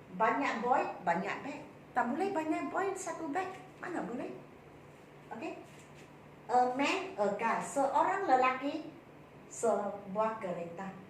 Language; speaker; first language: Malay; non-native, local second language; Chinese